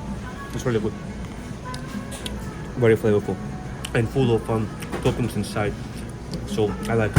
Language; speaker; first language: English; non-native, fluent; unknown